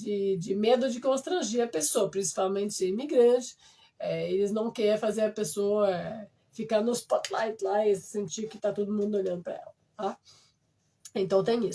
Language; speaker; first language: Portuguese; non-native, fluent; French